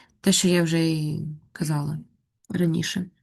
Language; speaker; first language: Ukrainian; native; Ukrainian